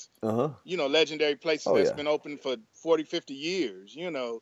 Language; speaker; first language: English; native; English